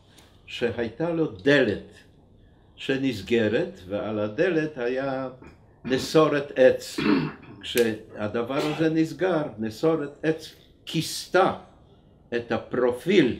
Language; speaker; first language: Hebrew; non-native, fluent; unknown